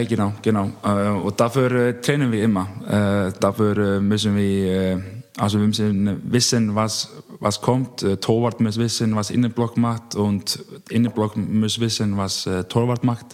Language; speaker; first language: German; non-native, learner; Icelandic